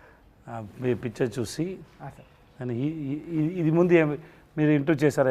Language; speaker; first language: Telugu; non-native, learner; Tamil